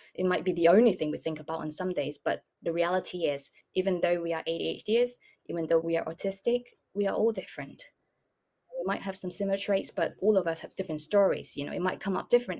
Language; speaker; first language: English; non-native, local second language; Cantonese